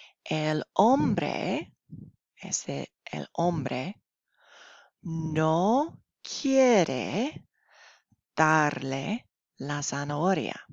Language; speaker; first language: Spanish; non-native, fluent; English